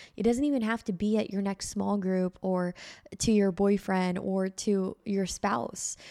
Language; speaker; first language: English; early bilingual, other home language; Filipino